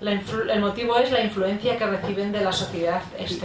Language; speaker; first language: Spanish; native; Spanish